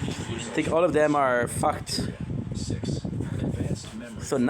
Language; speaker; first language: English; native; English